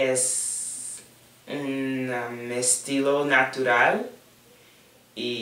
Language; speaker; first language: Spanish; non-native, learner; English